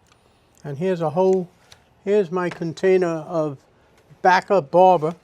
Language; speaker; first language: English; native; English